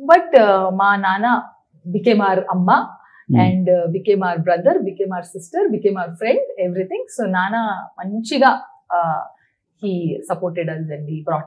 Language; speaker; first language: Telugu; non-native, learner; Tulu